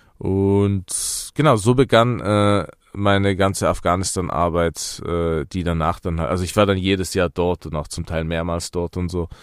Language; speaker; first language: German; early bilingual, other home language; Persian